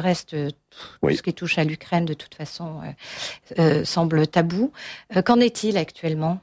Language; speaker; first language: French; native; French